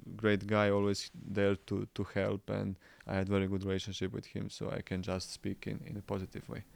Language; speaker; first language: English; non-native, fluent; Croatian